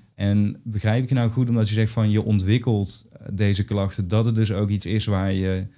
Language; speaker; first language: Dutch; native; Dutch